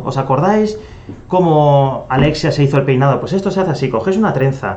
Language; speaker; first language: Spanish; native; Spanish